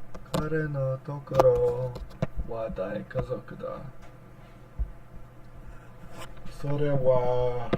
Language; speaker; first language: Japanese; non-native, learner; English